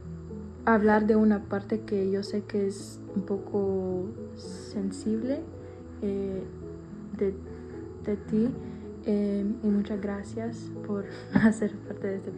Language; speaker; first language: Spanish; early bilingual, heritage; Spanish